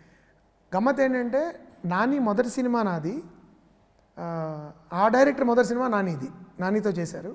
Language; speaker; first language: Telugu; native; Telugu